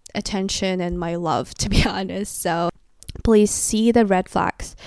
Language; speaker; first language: English; non-native, fluent; Kazakh